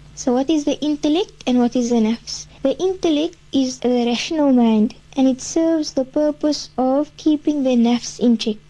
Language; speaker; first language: English; native; English